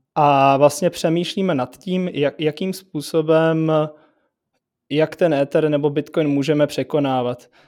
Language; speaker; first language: Czech; native; Czech